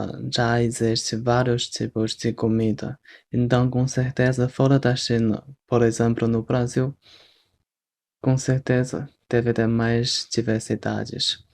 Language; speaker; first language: Portuguese; non-native, fluent; Chinese